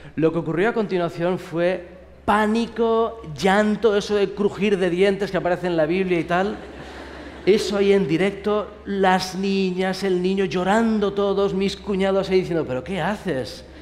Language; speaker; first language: Spanish; native; Spanish